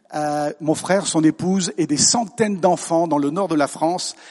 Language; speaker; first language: French; native; French